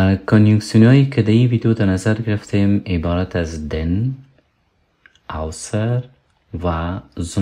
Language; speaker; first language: German; non-native, fluent; Persian